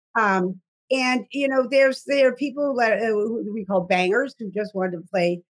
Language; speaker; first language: English; native; English